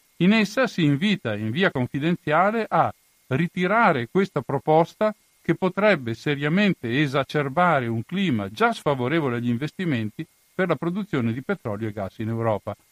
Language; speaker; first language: Italian; native; Italian